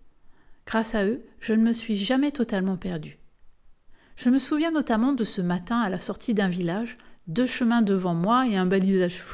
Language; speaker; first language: French; native; French